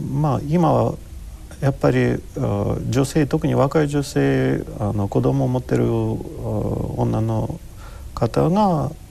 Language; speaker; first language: Japanese; non-native, fluent; Ukrainian